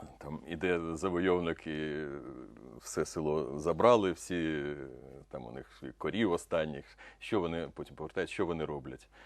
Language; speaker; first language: Ukrainian; non-native, local second language; Russian